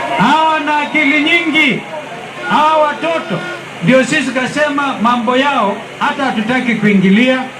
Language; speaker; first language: Swahili; non-native, local second language; Kamba